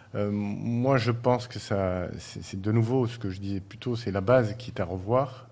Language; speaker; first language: French; native; French